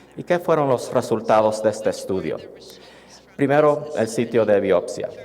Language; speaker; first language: Spanish; non-native, fluent; English